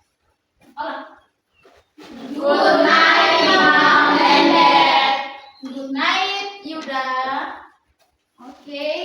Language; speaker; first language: English; non-native, learner; Indonesian